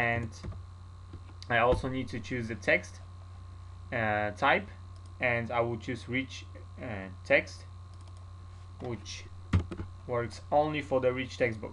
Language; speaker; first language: English; non-native, fluent; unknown